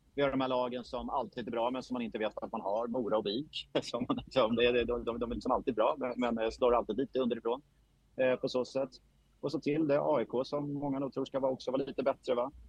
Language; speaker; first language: Swedish; native; Swedish